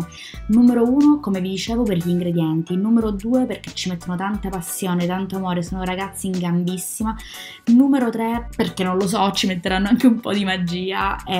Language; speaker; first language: Italian; native; Italian